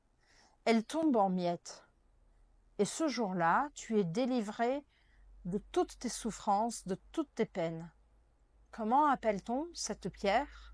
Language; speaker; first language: French; non-native, fluent; Portuguese